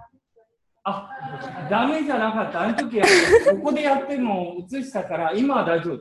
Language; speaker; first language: Japanese; native; Japanese